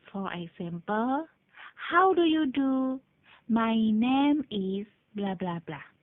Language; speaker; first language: English; non-native, fluent; Indonesian